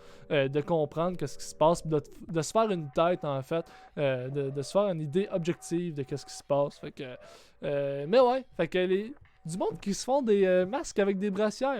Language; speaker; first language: French; native; French